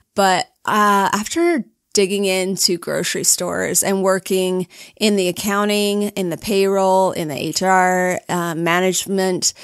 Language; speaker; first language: English; native; English